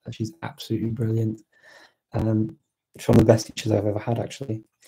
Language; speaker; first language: English; native; English